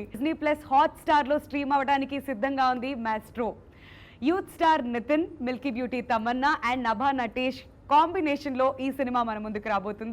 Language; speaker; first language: Telugu; native; Telugu